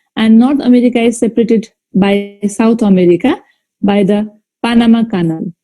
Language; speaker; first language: English; non-native, local second language; Nepali